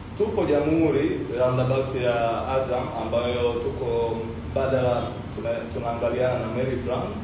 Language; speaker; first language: Swahili; native; Swahili